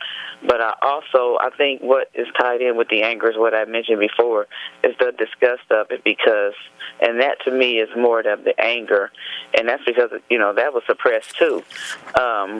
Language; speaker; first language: English; native; English